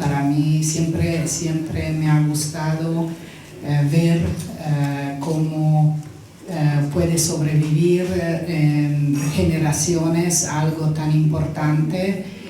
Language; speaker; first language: Spanish; non-native, fluent; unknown